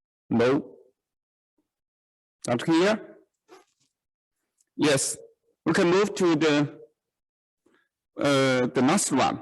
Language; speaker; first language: English; non-native, learner; Chinese